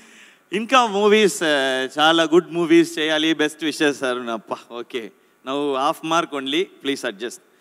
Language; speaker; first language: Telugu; non-native, learner; Tamil